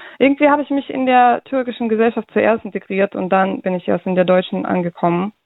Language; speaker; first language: German; early bilingual, other home language; Russian